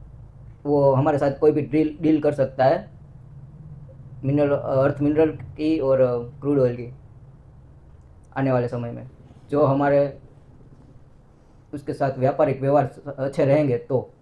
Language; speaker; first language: Hindi; non-native, local second language; Gujarati